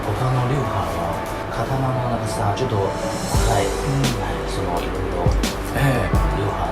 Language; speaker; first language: Japanese; non-native, learner; Chinese